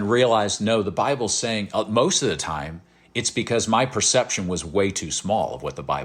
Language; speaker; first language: English; native; English